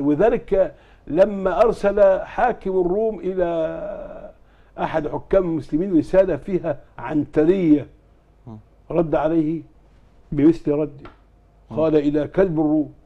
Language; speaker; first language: Arabic; native; Arabic